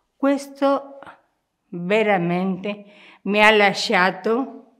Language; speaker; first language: Italian; non-native, fluent; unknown